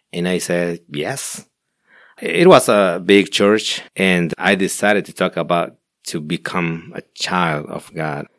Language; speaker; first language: English; non-native, learner; Spanish